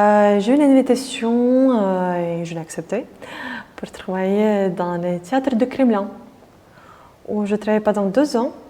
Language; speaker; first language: French; non-native, fluent; Russian